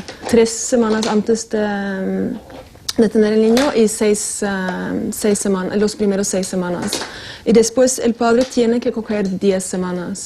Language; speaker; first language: Spanish; non-native, fluent; Norwegian